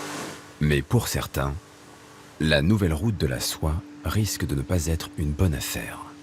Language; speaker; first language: French; native; French